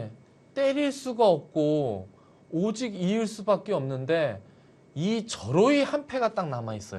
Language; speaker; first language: Korean; native; Korean